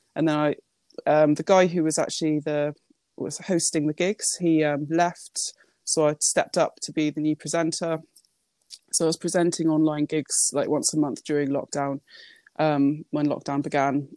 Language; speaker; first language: English; early bilingual, other home language; Japanese